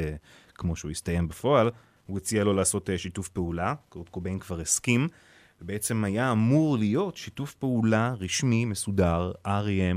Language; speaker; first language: Hebrew; native; Hebrew